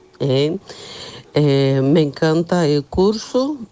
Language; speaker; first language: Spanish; non-native, learner; Portuguese